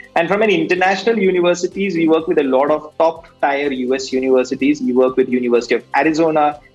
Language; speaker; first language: English; non-native, local second language; Malayalam